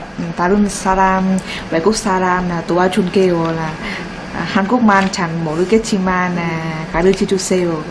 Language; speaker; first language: Korean; non-native, learner; Vietnamese